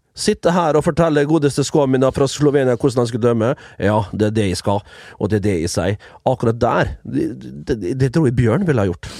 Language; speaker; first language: Norwegian; early bilingual, other home language; Dutch